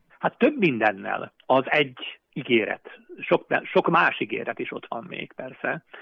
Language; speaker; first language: Hungarian; native; Hungarian